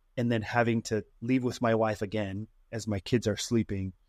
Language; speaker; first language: English; native; English